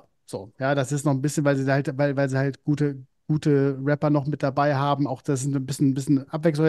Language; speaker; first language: German; native; German